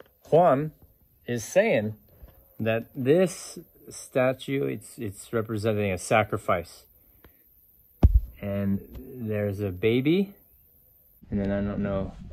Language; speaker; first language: English; native; English